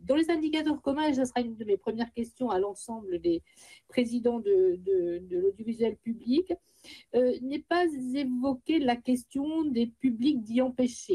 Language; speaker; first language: French; native; French